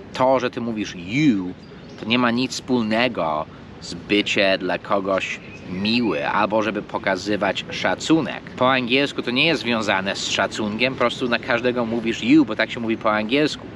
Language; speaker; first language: Polish; non-native, fluent; English